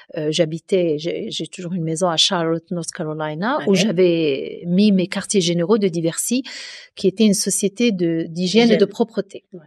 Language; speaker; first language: French; non-native, local second language; Arabic